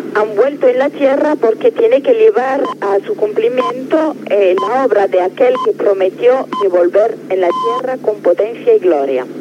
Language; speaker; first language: Spanish; non-native, fluent; Italian